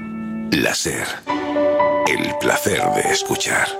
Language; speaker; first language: Spanish; native; Spanish